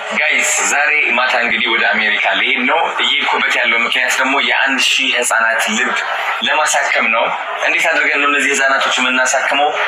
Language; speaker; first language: Amharic; native; Amharic